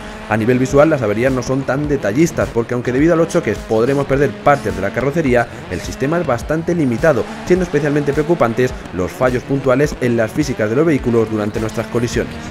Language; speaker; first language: Spanish; native; Spanish